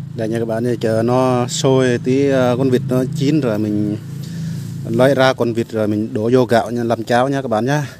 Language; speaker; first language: Vietnamese; non-native, local second language; Jarai